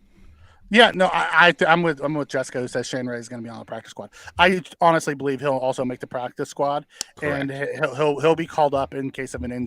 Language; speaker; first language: English; native; English